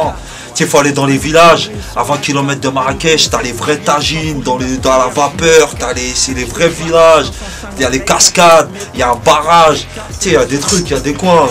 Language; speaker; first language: French; early bilingual, other home language; Arabic